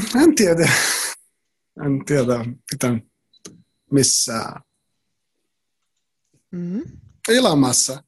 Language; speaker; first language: Finnish; non-native, learner; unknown